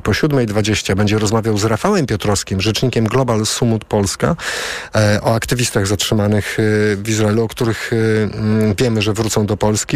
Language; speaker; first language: Polish; native; Polish